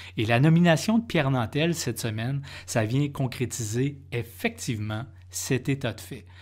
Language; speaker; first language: French; native; French